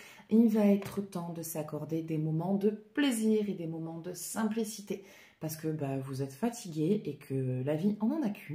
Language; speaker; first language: French; native; French